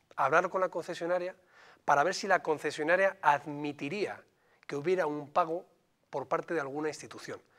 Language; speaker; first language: Spanish; native; Spanish